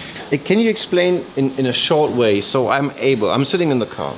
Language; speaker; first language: English; non-native, fluent; German